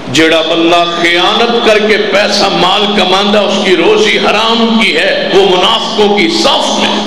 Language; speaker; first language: Urdu; non-native, local second language; Punjabi